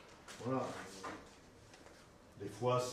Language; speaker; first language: French; native; French